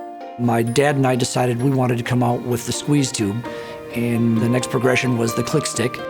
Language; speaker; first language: English; native; English